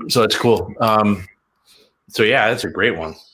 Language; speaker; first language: English; native; English